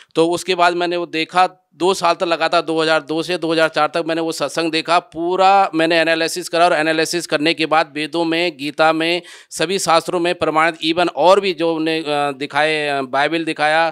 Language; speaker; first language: Hindi; native; Hindi